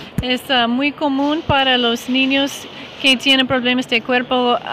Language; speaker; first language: Spanish; non-native, learner; English